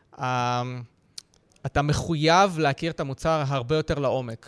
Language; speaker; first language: Hebrew; early bilingual, other home language; Russian